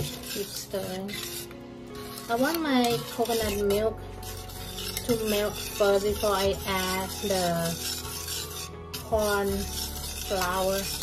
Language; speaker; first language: English; non-native, fluent; Thai